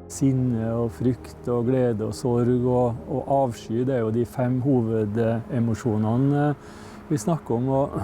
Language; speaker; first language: Norwegian; native; Norwegian